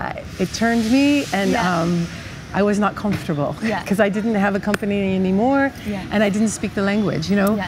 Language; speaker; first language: English; native; English